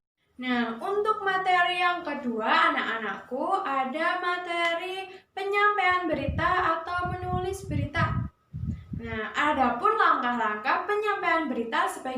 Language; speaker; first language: Indonesian; native; Indonesian